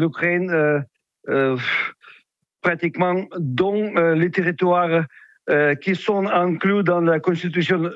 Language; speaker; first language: French; non-native, fluent; Russian